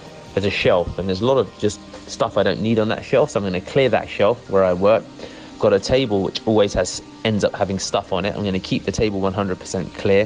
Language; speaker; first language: English; native; English